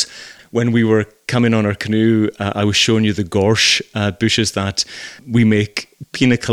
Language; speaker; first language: English; native; English